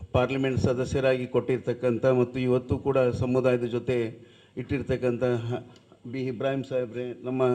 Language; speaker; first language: Kannada; non-native, local second language; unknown